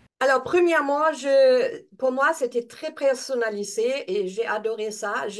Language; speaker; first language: French; non-native, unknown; German